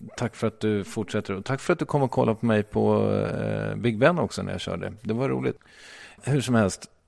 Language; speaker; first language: Swedish; native; Swedish